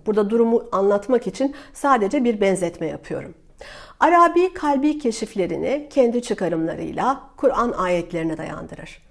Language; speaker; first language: Turkish; native; Turkish